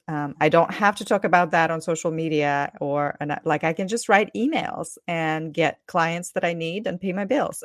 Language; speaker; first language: English; non-native, fluent; Ukrainian